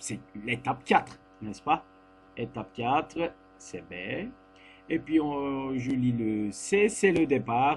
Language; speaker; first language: French; non-native, fluent; Turkish